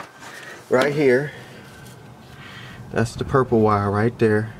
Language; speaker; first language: English; native; English